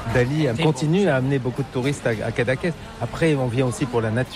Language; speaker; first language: French; native; French